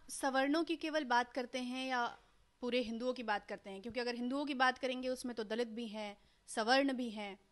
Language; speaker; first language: Hindi; native; Hindi